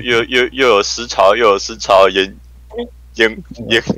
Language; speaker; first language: Chinese; native; Chinese